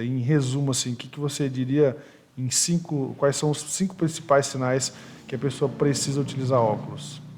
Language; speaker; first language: Portuguese; native; Portuguese